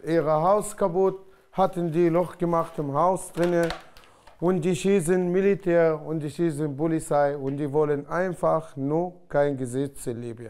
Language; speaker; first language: German; non-native, learner; Arabic